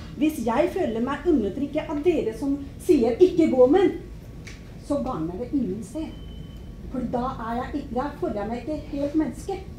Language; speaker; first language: Norwegian; non-native, fluent; Punjabi